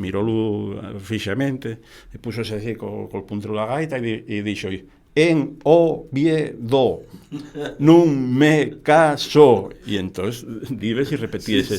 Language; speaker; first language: Spanish; native; Spanish